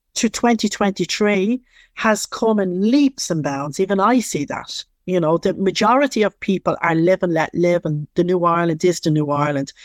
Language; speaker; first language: English; native; English